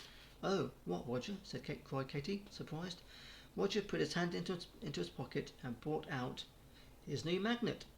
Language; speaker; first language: English; native; English